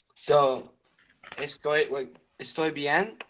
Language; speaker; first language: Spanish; non-native, learner; English